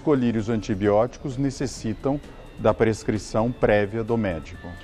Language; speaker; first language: Portuguese; native; Portuguese